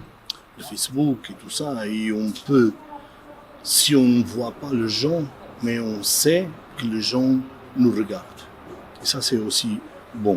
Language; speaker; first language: French; non-native, fluent; Portuguese